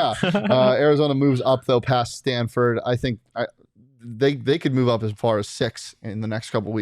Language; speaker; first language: English; native; English